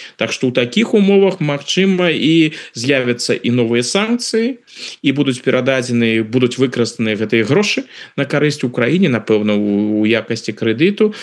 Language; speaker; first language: Belarusian; native; Belarusian